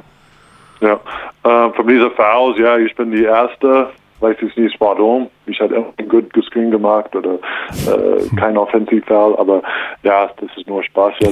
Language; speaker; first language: German; non-native, learner; English